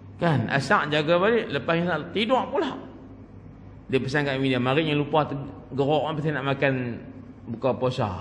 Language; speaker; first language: Malay; native; Malay